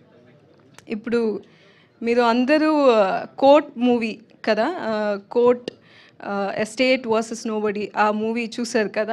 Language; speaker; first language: Telugu; non-native, local second language; Tamil